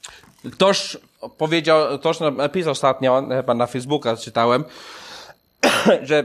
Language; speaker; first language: Polish; non-native, fluent; English